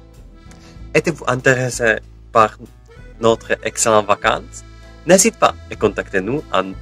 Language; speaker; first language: French; non-native, learner; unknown